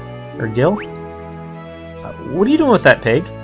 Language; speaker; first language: English; native; English